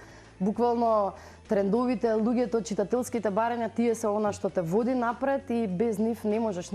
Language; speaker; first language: Macedonian; native; Macedonian